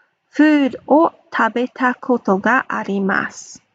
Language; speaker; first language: Japanese; non-native, fluent; English